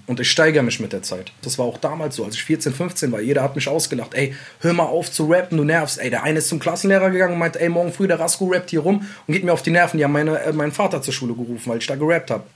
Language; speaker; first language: German; early bilingual, other home language; Central Kurdish